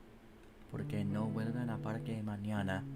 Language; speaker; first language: Spanish; non-native, learner; English